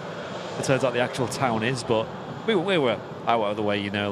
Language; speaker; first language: English; native; English